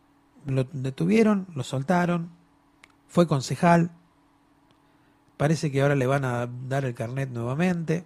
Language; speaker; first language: Spanish; native; Spanish